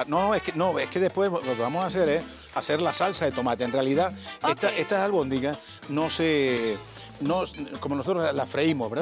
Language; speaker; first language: Spanish; native; Spanish